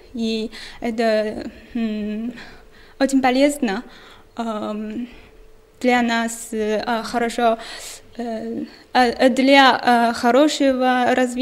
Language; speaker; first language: Russian; non-native, learner; Chinese